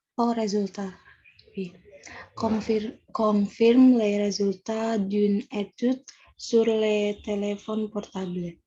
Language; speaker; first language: French; non-native, learner; Indonesian